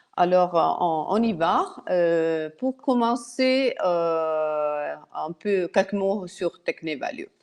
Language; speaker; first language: French; non-native, fluent; Italian